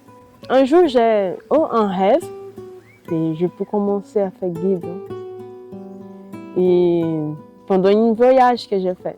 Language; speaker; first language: French; non-native, learner; Portuguese